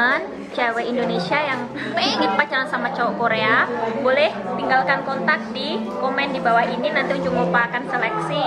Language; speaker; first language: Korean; non-native, learner; Indonesian